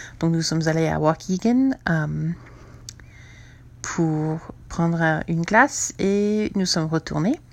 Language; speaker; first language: French; non-native, fluent; English